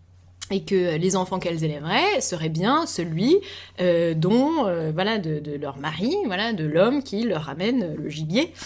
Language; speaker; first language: French; native; French